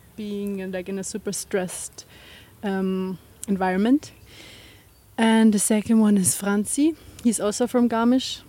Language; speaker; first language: English; non-native, fluent; German